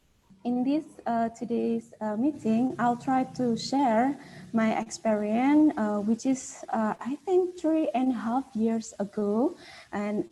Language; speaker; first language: English; non-native, fluent; Indonesian